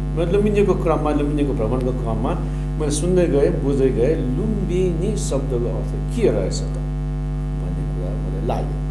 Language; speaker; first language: Nepali; non-native, local second language; Limburgish